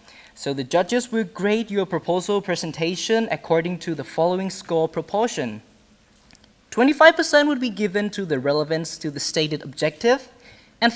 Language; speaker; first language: English; non-native, fluent; Thai